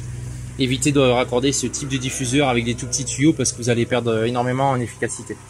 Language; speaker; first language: French; native; French